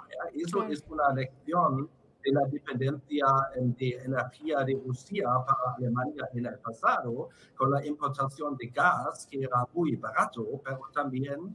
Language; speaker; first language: Spanish; non-native, fluent; German